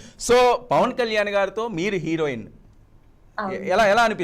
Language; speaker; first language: Telugu; native; Telugu